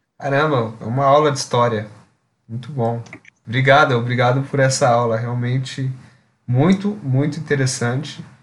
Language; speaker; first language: Portuguese; native; Portuguese